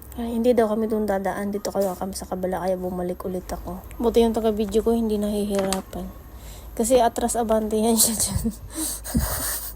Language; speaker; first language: Filipino; native; Filipino